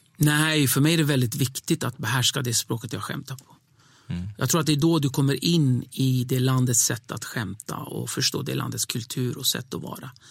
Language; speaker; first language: Swedish; early bilingual, other home language; Kurdish